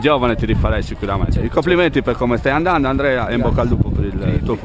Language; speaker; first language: Italian; native; Italian